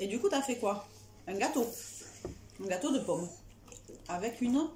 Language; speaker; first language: French; native; French